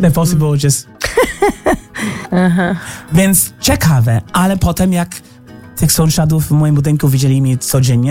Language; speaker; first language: Polish; non-native, fluent; English